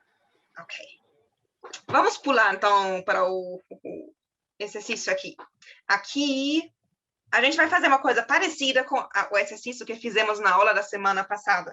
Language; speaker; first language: Portuguese; non-native, fluent; German